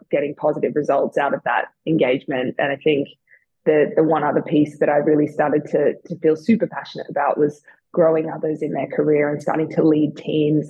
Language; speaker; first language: English; native; English